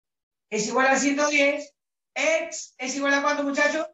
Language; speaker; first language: Spanish; native; Spanish